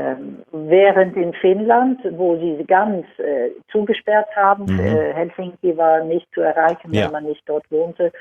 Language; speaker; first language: German; non-native, fluent; Swedish